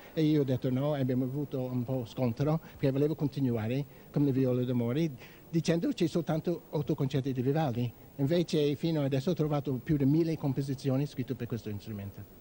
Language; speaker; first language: Italian; non-native, fluent; English